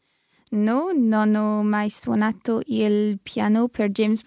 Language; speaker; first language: Italian; non-native, learner; English